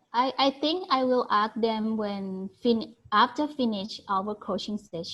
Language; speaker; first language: English; non-native, learner; Thai